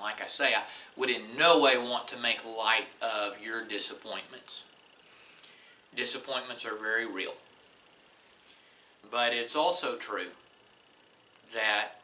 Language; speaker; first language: English; native; English